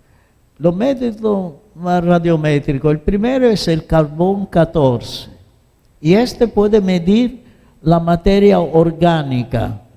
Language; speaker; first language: Spanish; non-native, fluent; Italian